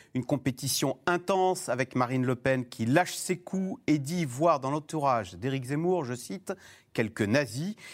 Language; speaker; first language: French; native; French